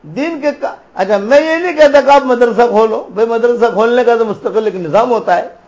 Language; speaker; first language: Urdu; non-native, local second language; Gujarati